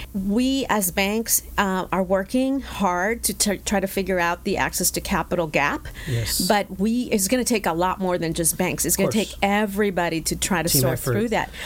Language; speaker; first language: English; early bilingual, other home language; Spanish